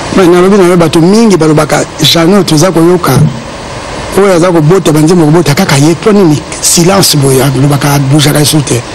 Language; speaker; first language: Lingala; non-native, local second language; Mongo